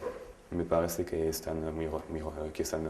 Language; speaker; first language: Spanish; non-native, learner; French